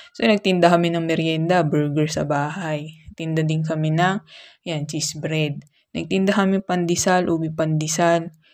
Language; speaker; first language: Filipino; native; Filipino